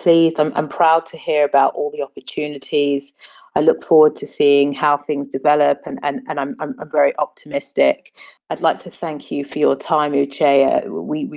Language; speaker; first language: English; non-native, local second language; Akan